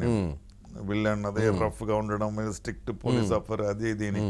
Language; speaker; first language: Telugu; non-native, learner; Tamil